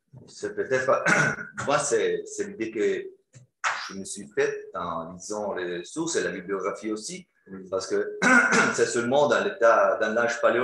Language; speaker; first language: French; non-native, fluent; Italian